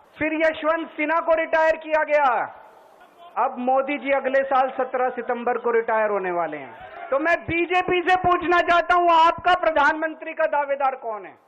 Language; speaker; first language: Hindi; native; Hindi